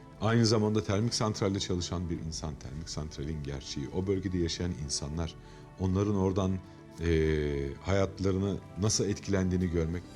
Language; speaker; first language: Turkish; native; Turkish